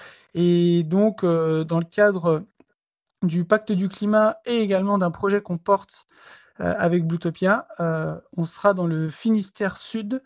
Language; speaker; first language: French; native; French